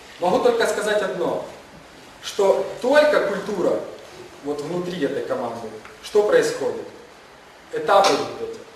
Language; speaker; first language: Russian; non-native, local second language; Ukrainian